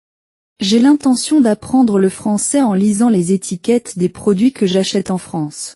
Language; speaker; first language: French; non-native, learner; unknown